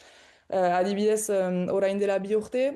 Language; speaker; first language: Basque; non-native, local second language; French